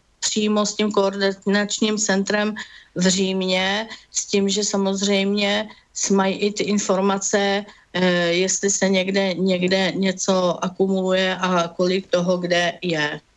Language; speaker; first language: Czech; native; Czech